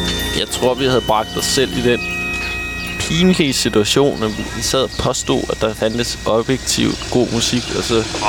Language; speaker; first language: Danish; native; Danish